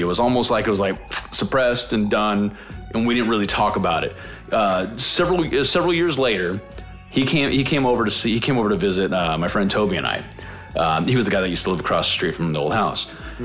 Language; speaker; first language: English; native; English